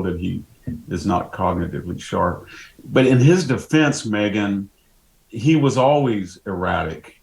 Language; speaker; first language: English; native; English